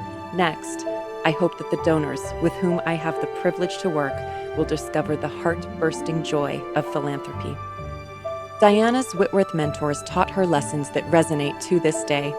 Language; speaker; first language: English; native; English